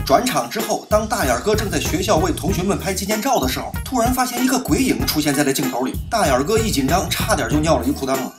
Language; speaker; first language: Chinese; native; Chinese